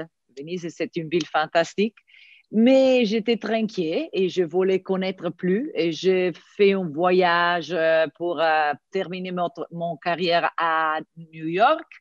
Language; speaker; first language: French; non-native, fluent; Italian